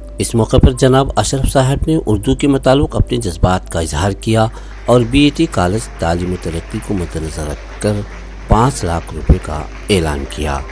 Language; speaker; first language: Urdu; native; Urdu